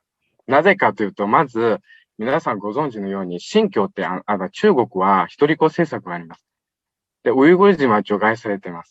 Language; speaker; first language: Japanese; non-native, fluent; Uyghur